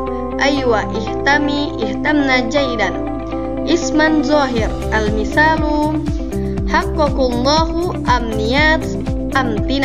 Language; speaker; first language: Arabic; non-native, learner; Indonesian